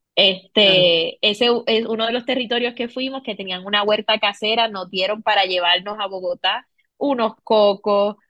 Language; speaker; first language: Spanish; native; Spanish